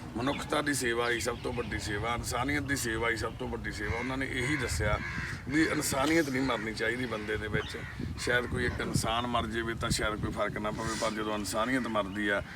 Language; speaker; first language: Punjabi; native; Punjabi